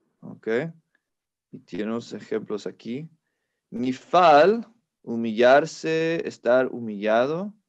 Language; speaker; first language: Spanish; non-native, fluent; English